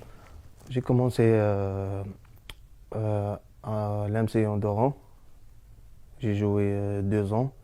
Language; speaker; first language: French; non-native, learner; Arabic